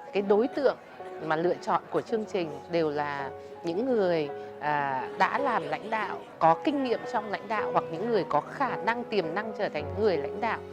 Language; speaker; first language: Vietnamese; native; Vietnamese